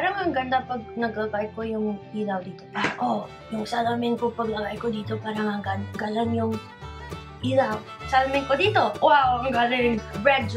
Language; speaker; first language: Filipino; non-native, learner; English